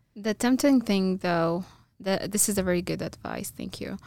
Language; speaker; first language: English; non-native, fluent; Arabic